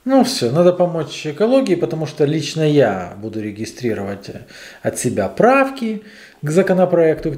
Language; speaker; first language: Russian; native; Russian